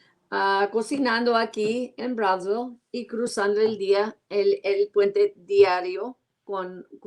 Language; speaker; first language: Spanish; non-native, learner; English